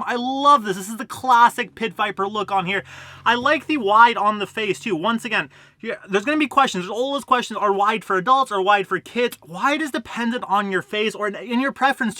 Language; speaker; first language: English; native; English